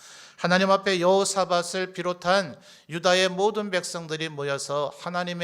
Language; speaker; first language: Korean; native; Korean